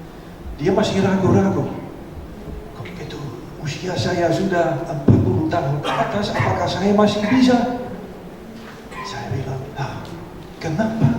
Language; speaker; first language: Indonesian; non-native, fluent; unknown